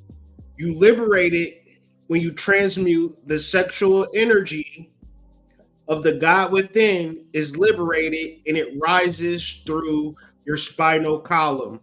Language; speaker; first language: English; native; English